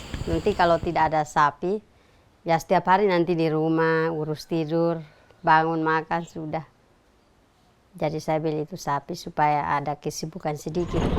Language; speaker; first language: Indonesian; non-native, local second language; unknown